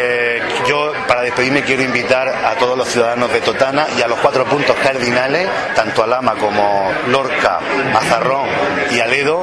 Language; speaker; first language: Spanish; native; Spanish